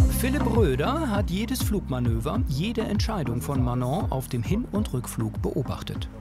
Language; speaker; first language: German; native; German